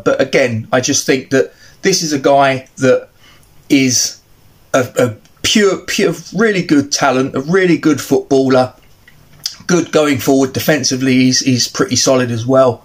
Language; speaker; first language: English; native; English